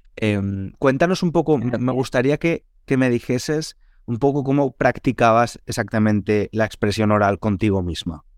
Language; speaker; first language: Spanish; native; Spanish